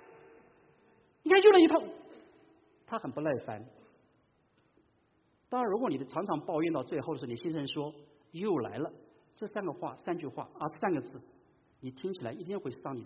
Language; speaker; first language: Chinese; native; Chinese